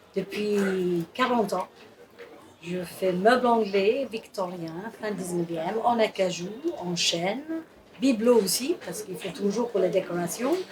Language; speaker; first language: French; non-native, fluent; English